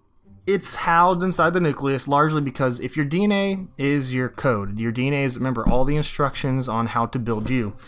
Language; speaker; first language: English; native; English